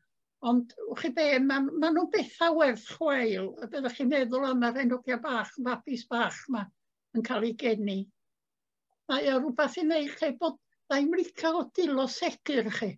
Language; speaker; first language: Welsh; native; Welsh